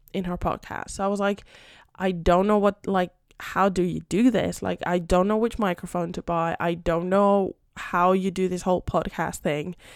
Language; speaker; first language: English; non-native, fluent; Spanish